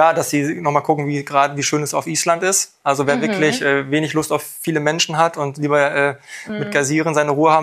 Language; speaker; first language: German; native; German